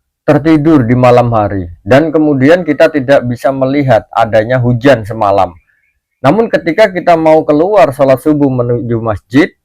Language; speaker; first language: Indonesian; native; Indonesian